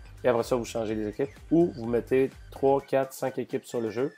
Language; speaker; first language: French; native; French